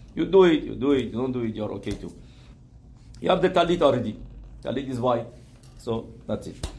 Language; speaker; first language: English; non-native, fluent; Persian